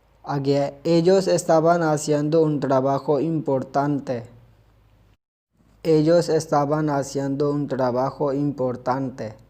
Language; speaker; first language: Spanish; non-native, fluent; Urdu